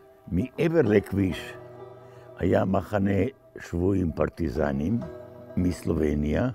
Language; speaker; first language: Hebrew; non-native, fluent; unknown